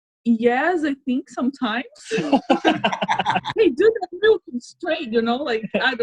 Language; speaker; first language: English; non-native, fluent; Portuguese